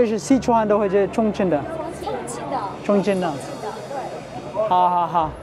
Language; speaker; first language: Chinese; non-native, learner; Amharic